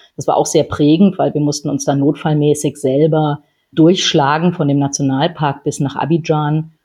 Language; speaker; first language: German; native; German